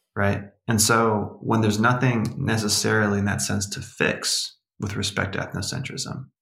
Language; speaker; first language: English; early bilingual, other home language; Portuguese